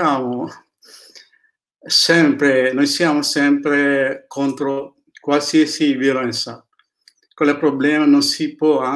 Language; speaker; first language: Italian; non-native, learner; Sinhala